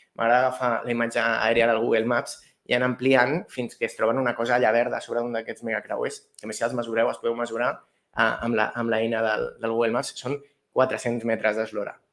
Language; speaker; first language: Catalan; native; Catalan